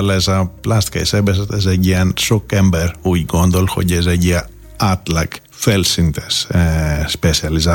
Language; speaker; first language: Hungarian; non-native, learner; Greek